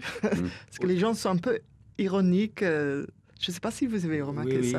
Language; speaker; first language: French; non-native, fluent; English